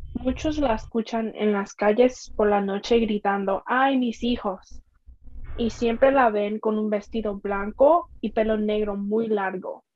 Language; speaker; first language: Spanish; early bilingual, heritage; Spanish